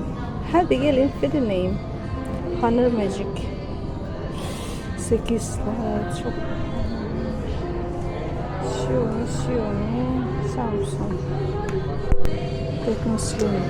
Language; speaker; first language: Turkish; non-native, learner; Indonesian